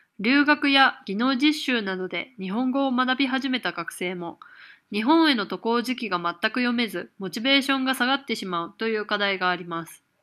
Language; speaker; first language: Japanese; native; Japanese